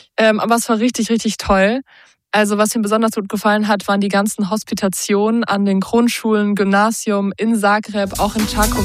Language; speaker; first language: German; native; German